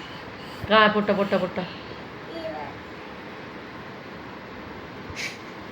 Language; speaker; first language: Hindi; native; Hindi